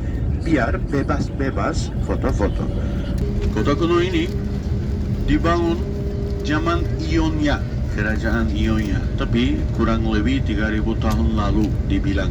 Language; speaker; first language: Indonesian; non-native, learner; Turkish